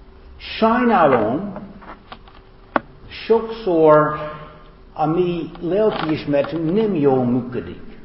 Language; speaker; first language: Hungarian; non-native, fluent; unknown